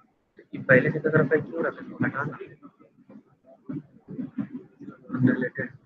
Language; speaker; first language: Hindi; native; Hindi